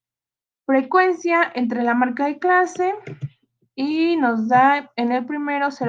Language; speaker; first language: Spanish; native; Spanish